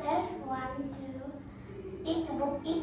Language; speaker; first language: English; non-native, learner; Vietnamese